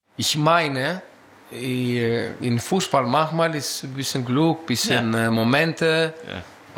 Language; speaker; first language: German; non-native, learner; Greek